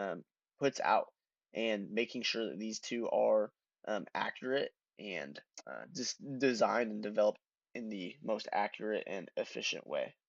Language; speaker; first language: English; native; English